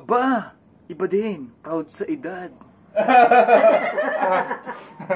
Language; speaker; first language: Japanese; non-native, learner; Filipino